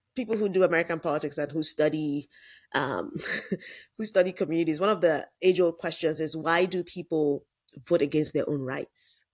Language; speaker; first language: English; non-native, local second language; Yoruba